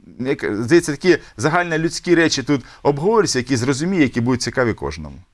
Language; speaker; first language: Ukrainian; native; Ukrainian